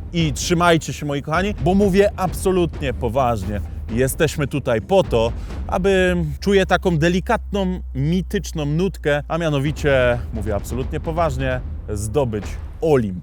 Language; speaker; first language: Polish; native; Polish